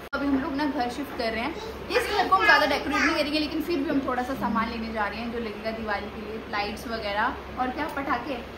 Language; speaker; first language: Hindi; native; Hindi